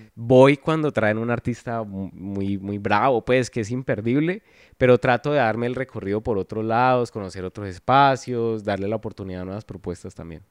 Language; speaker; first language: Spanish; native; Spanish